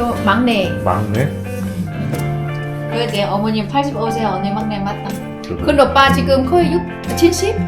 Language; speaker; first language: Korean; non-native, fluent; Vietnamese